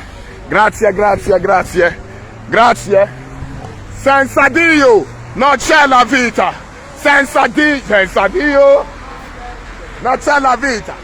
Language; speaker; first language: Italian; non-native, learner; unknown